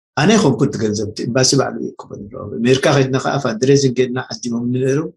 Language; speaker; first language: Tigrinya; native; Tigrinya